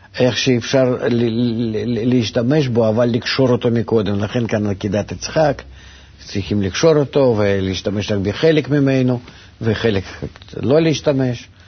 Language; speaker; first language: Hebrew; non-native, fluent; Russian